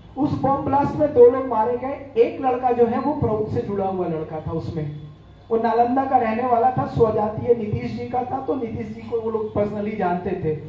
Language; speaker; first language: Hindi; native; Hindi